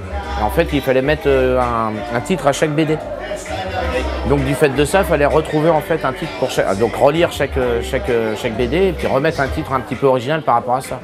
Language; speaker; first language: French; native; French